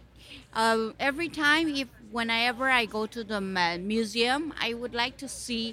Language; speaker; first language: English; non-native, local second language; Bangla